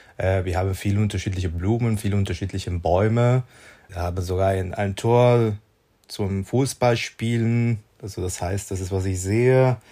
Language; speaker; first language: German; non-native, fluent; Spanish